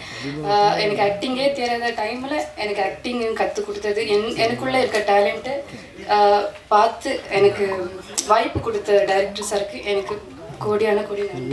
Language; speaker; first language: Tamil; non-native, fluent; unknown